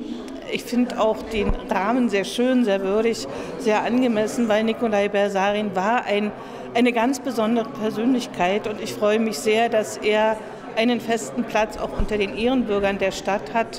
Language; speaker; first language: German; native; German